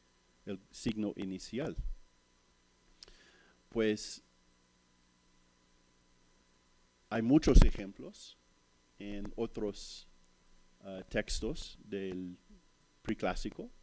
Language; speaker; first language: Spanish; non-native, fluent; English